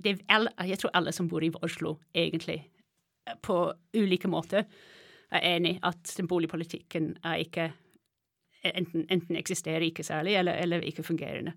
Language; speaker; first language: Norwegian; non-native, fluent; English